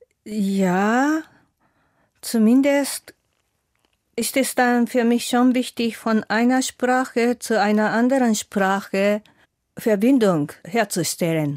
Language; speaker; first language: German; non-native, fluent; Japanese